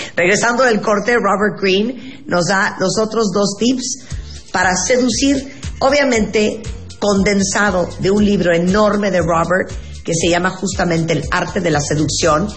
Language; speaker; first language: Spanish; native; Spanish